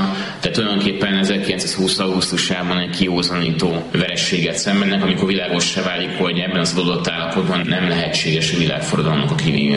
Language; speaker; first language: Hungarian; native; Hungarian